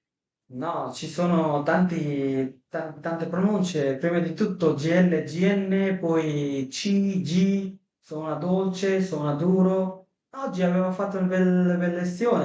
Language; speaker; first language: Italian; non-native, fluent; Bangla